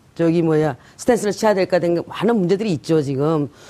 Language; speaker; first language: Korean; native; Korean